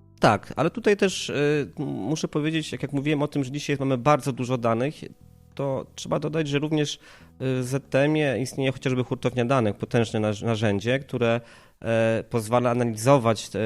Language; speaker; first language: Polish; native; Polish